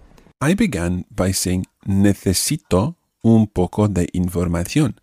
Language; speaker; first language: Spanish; non-native, fluent; English